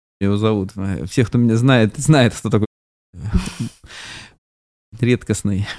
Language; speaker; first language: Russian; native; Russian